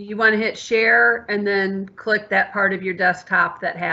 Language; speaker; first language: English; native; English